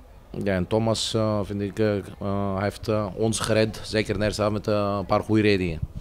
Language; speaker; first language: Dutch; non-native, fluent; Greek